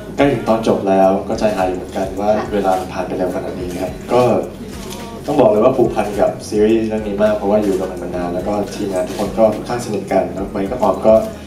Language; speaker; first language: Thai; native; Thai